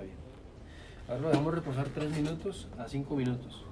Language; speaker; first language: Spanish; native; Spanish